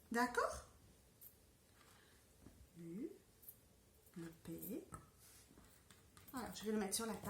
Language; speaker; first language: French; native; French